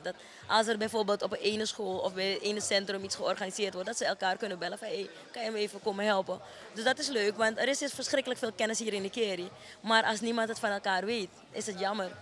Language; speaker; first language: Dutch; native; Dutch